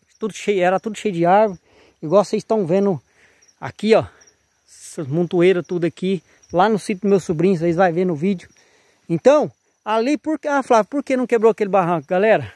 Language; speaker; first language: Portuguese; native; Portuguese